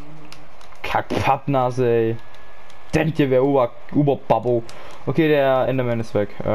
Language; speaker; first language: German; native; German